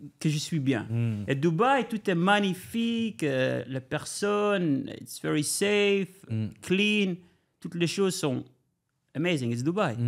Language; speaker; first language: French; non-native, learner; Albanian